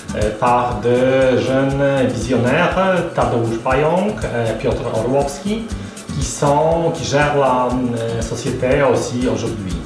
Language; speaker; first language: French; non-native, fluent; Polish